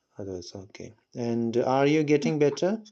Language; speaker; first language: English; non-native, local second language; Malayalam